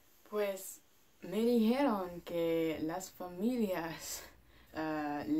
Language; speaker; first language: Spanish; non-native, learner; English